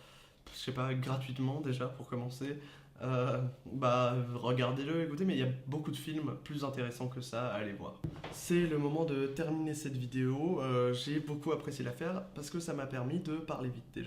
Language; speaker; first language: French; native; French